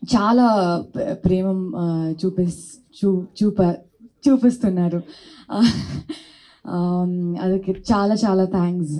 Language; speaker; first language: Telugu; non-native, learner; Kannada